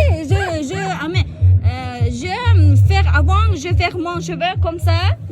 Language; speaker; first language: French; non-native, learner; Kazakh